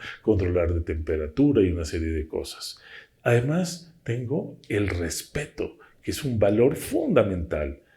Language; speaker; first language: Spanish; native; Spanish